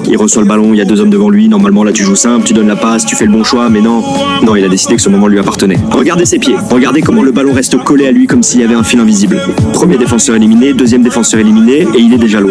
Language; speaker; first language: French; native; French